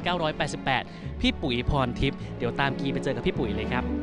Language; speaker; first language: Thai; native; Thai